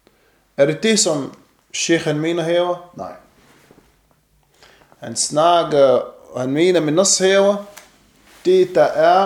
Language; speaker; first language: Danish; non-native, fluent; Arabic